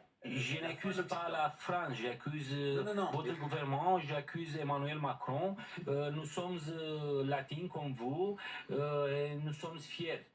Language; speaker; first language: French; non-native, learner; Romanian